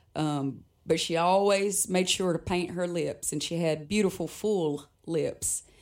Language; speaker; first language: English; native; English